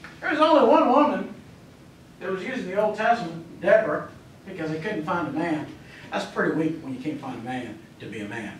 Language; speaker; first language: English; native; English